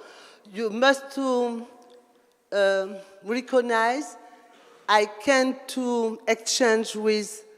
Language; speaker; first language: English; non-native, learner; French